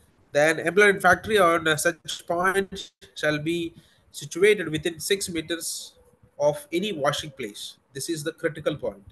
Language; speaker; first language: English; non-native, local second language; Telugu